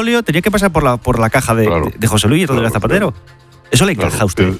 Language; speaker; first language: Spanish; native; Spanish